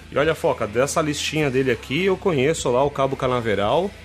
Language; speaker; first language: Portuguese; native; Portuguese